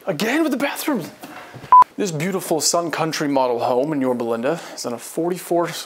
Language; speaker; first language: English; native; English